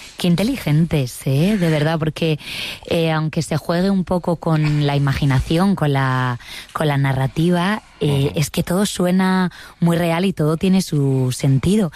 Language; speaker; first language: Spanish; native; Spanish